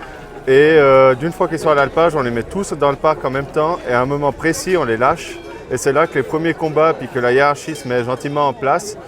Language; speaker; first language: French; native; French